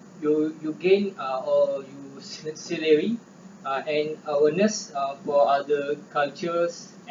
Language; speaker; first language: English; non-native, learner; Malay